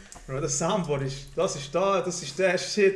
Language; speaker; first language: German; native; German